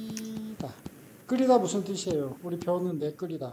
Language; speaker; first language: Korean; native; Korean